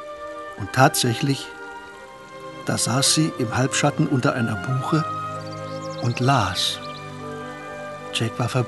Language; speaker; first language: German; native; German